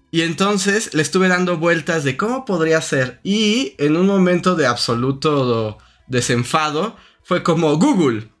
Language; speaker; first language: Spanish; native; Spanish